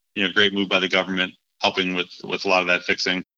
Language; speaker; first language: English; native; English